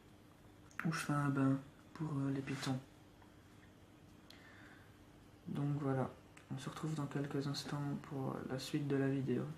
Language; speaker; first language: French; native; French